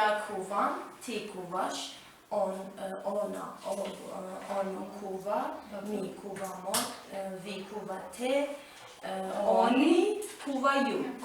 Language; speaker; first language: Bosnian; non-native, learner; Persian